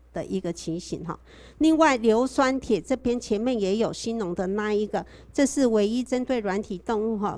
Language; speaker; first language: Chinese; native; Chinese